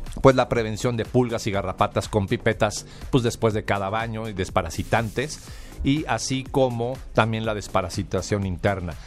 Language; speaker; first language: Spanish; native; Spanish